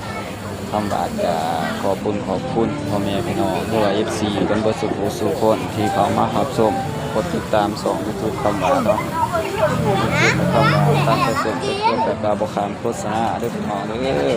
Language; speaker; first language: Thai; non-native, local second language; Northeastern Thai